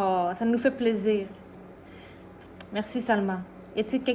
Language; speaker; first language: French; native; French